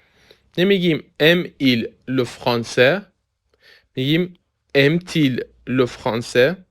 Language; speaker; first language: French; non-native, fluent; Persian